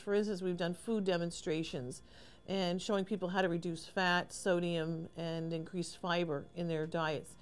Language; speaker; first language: English; native; English